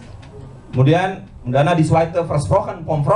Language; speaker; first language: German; non-native, learner; Indonesian